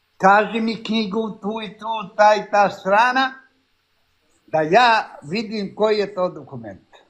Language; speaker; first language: Bosnian; native; Bosnian